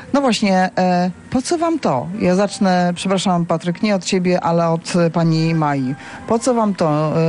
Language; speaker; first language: Polish; native; Polish